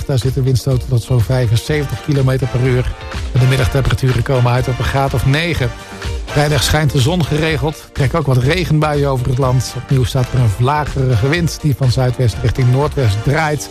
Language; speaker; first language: Dutch; native; Dutch